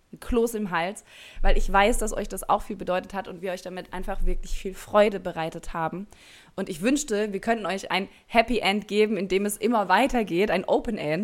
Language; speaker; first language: German; native; German